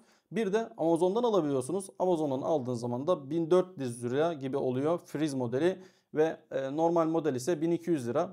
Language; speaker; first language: Turkish; native; Turkish